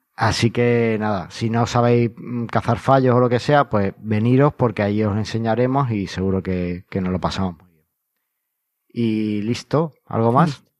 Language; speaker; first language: Spanish; native; Spanish